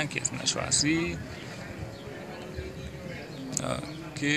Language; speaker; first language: French; non-native, local second language; Haitian Creole